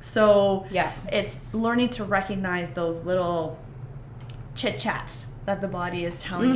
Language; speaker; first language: English; native; English